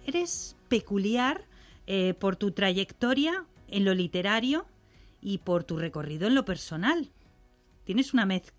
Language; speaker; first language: Spanish; native; Spanish